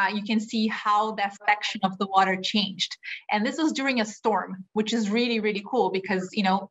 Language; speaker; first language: English; non-native, fluent; Portuguese